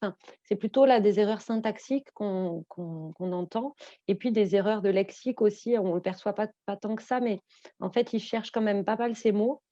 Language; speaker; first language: French; native; French